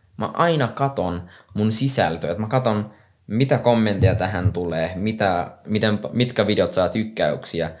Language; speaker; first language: Finnish; non-native, fluent; Somali